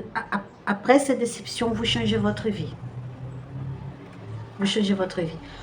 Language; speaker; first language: French; non-native, fluent; Portuguese